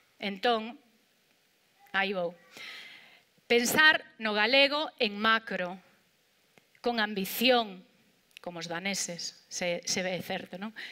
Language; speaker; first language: Galician; non-native, local second language; Spanish